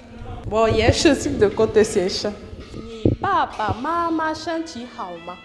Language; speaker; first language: Chinese; non-native, learner; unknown